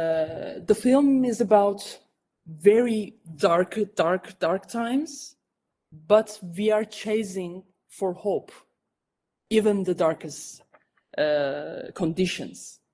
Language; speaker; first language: English; non-native, fluent; Turkish